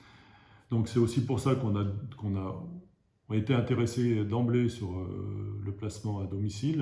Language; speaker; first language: French; native; French